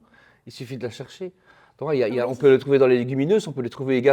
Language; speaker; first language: French; native; French